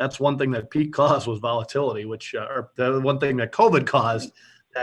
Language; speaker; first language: English; native; English